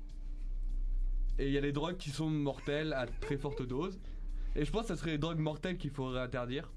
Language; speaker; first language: French; native; French